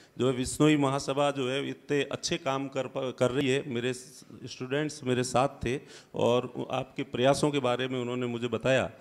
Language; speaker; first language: Hindi; native; Hindi